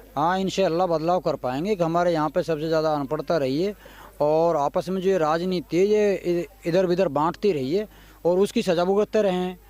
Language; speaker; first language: Hindi; native; Hindi